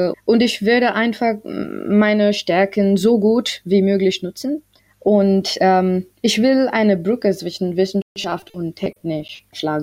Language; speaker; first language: German; non-native, learner; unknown